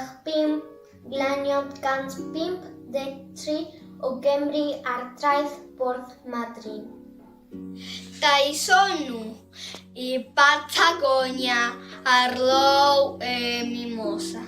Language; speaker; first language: Welsh; non-native, learner; Spanish